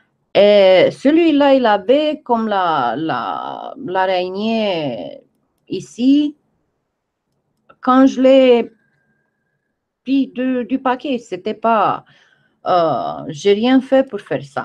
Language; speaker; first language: French; non-native, fluent; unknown